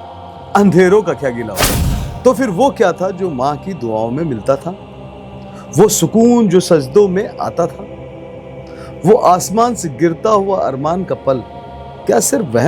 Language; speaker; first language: Hindi; native; Hindi